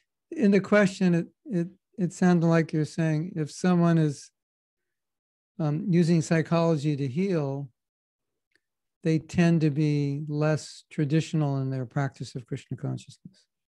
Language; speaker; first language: English; native; English